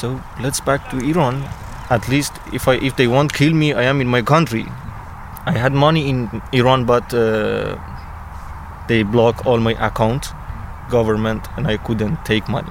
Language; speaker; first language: English; non-native, learner; Persian